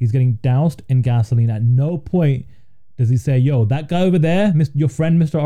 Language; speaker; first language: English; native; English